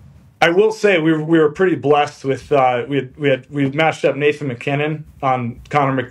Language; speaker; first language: English; native; English